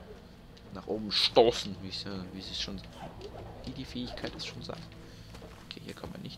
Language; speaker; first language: German; native; German